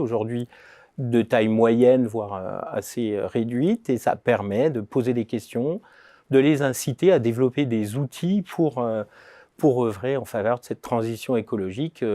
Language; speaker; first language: French; native; French